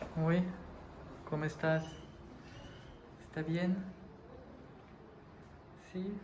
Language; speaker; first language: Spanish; non-native, learner; French